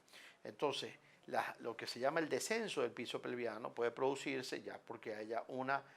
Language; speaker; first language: Spanish; native; Spanish